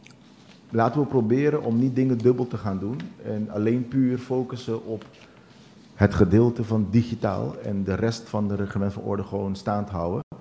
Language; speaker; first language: Dutch; non-native, local second language; Papiamento